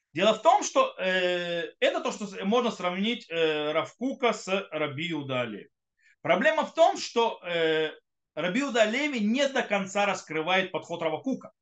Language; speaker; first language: Russian; early bilingual, heritage; Russian